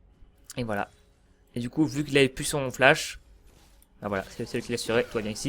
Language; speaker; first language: French; native; French